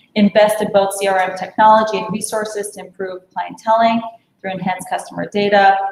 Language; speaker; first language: English; native; English